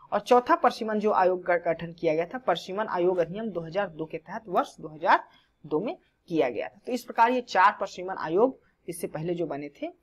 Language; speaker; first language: Hindi; native; Hindi